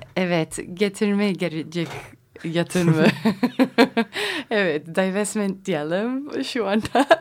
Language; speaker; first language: Turkish; non-native, learner; English